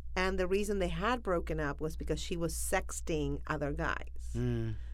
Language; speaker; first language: English; non-native, fluent; Spanish